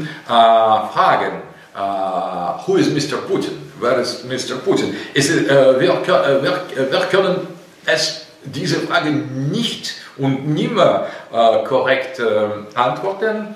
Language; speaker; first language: German; non-native, learner; Russian